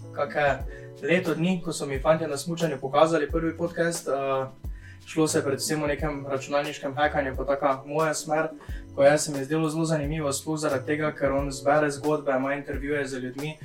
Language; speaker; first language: Slovenian; native; Slovenian